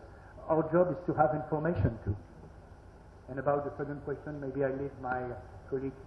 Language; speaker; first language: English; non-native, learner; French